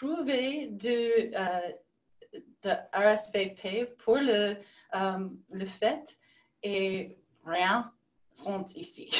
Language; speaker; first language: French; non-native, learner; English